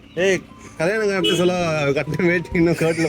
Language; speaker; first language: Tamil; native; Tamil